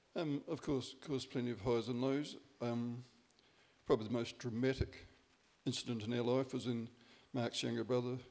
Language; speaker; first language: English; native; English